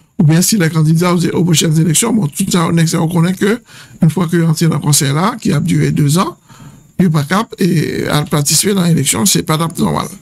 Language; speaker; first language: French; non-native, local second language; Haitian Creole